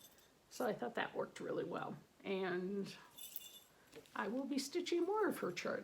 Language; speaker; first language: English; native; English